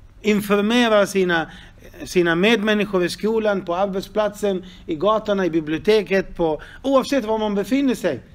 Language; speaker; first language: Swedish; non-native, fluent; Arabic